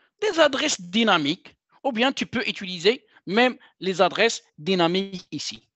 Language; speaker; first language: French; non-native, local second language; Arabic